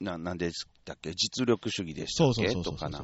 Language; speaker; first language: Japanese; native; Japanese